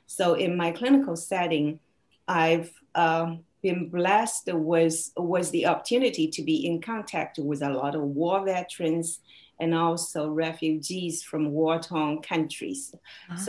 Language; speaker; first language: English; non-native, fluent; Chinese